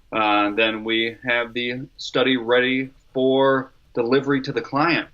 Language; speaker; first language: English; native; English